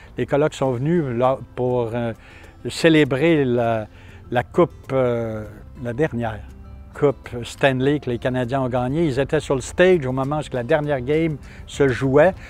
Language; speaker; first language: French; native; French